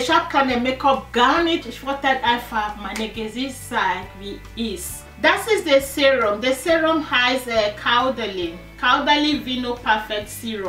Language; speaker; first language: German; non-native, learner; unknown